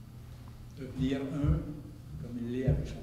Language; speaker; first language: French; native; French